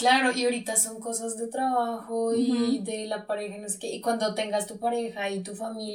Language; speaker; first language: Spanish; native; Spanish